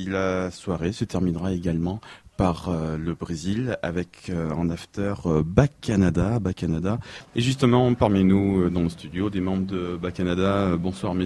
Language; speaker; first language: French; native; French